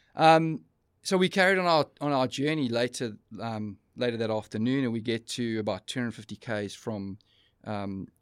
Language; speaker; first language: English; native; English